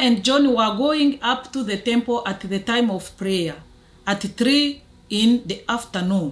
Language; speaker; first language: English; non-native, local second language; Kinyarwanda